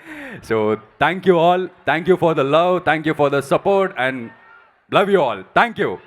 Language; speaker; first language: Telugu; non-native, fluent; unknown